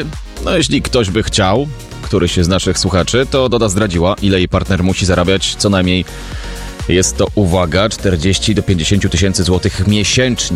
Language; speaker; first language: Polish; native; Polish